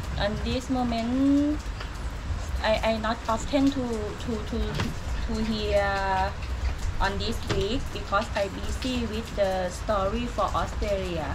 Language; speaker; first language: English; non-native, learner; Thai